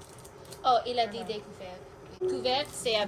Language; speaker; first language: French; non-native, fluent; English